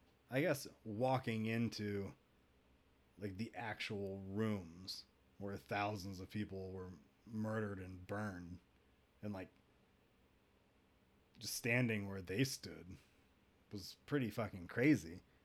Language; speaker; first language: English; native; English